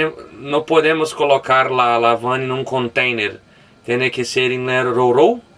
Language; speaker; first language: Spanish; non-native, learner; Portuguese